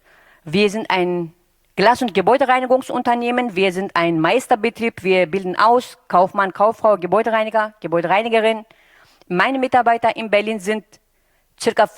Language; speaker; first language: German; non-native, fluent; Turkish